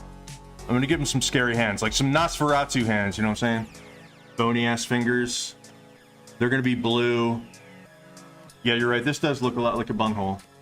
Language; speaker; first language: English; native; English